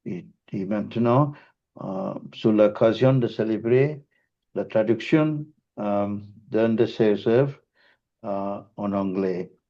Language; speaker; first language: French; non-native, fluent; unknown